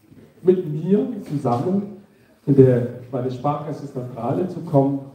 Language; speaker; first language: German; non-native, fluent; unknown